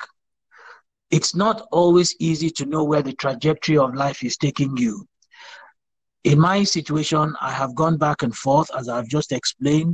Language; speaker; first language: English; non-native, local second language; Yoruba